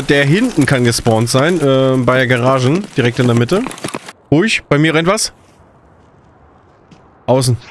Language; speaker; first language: German; native; German